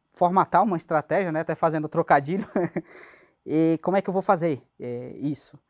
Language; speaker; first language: Portuguese; native; Portuguese